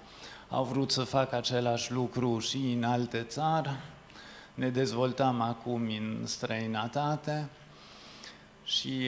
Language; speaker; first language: Romanian; non-native, fluent; French